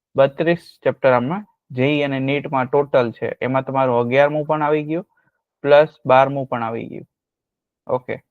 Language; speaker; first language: Gujarati; native; Gujarati